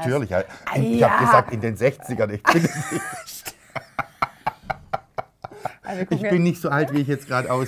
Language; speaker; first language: German; native; German